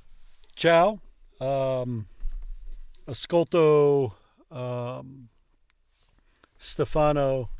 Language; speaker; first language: Italian; non-native, learner; English